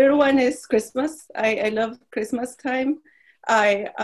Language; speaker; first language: English; non-native, fluent; Spanish